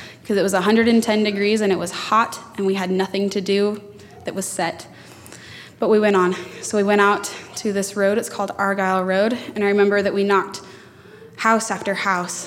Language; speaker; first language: English; native; English